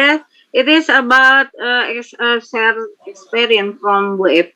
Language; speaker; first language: English; non-native, learner; Indonesian